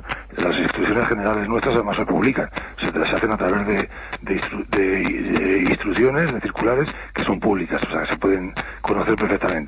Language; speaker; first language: Spanish; native; Spanish